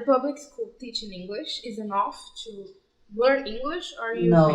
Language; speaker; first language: English; non-native, learner; Portuguese